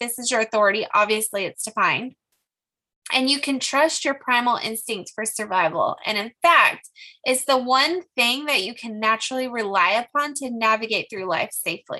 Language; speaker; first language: English; native; English